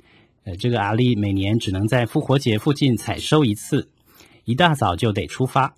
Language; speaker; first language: Chinese; native; Chinese